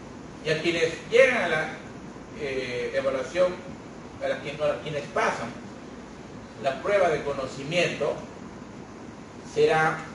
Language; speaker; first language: Spanish; native; Spanish